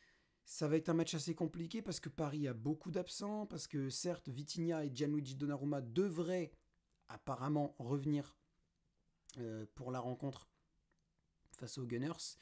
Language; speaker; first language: French; native; French